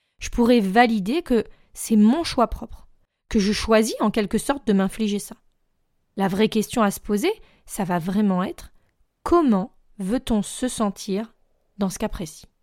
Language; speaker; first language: French; native; French